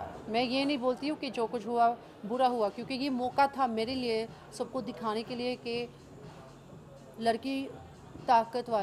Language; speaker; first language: Hindi; early bilingual, heritage; English